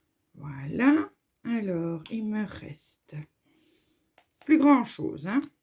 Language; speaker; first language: French; native; French